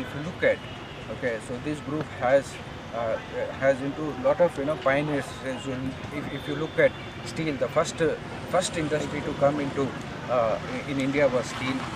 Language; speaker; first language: English; non-native, local second language; Telugu